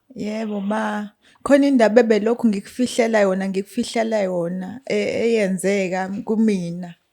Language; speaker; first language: Zulu; native; Zulu